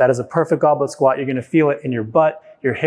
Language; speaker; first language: English; native; English